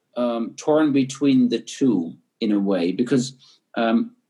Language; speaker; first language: English; non-native, fluent; Dutch